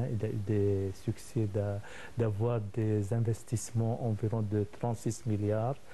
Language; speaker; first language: French; non-native, fluent; Arabic